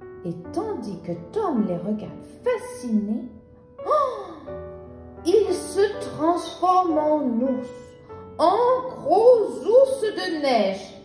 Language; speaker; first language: French; native; French